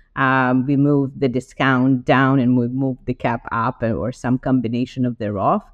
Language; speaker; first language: English; non-native, fluent; Ukrainian